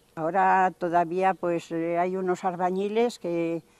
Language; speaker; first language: Spanish; native; Spanish